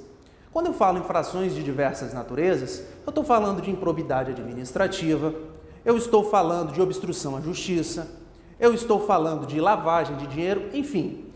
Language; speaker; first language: Portuguese; native; Portuguese